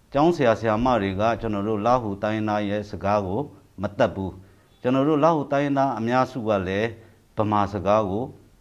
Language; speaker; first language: Burmese; non-native, local second language; Lahu